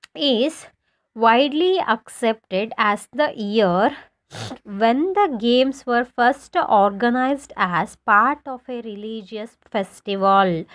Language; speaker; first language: English; non-native, local second language; Kannada